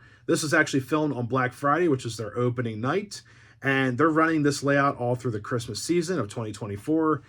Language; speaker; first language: English; native; English